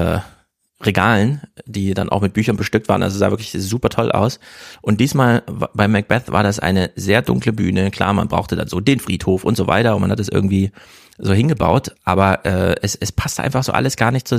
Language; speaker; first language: German; native; German